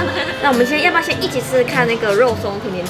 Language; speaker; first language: Chinese; native; Chinese